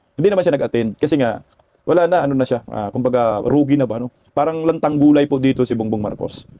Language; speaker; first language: Filipino; non-native, local second language; Cebuano